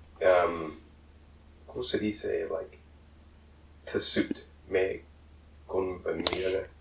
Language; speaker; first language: Spanish; non-native, learner; English